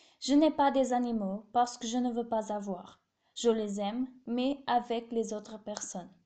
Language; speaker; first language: French; non-native, learner; Portuguese